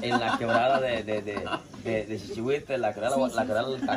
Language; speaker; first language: Spanish; native; Spanish